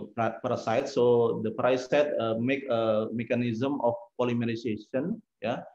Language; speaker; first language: English; non-native, learner; Indonesian